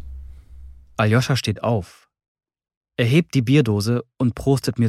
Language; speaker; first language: German; native; German